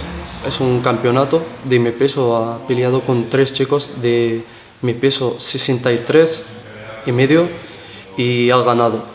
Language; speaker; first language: Spanish; non-native, learner; Arabic